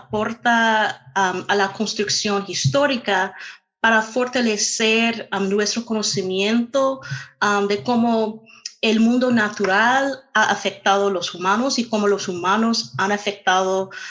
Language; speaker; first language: Spanish; non-native, fluent; English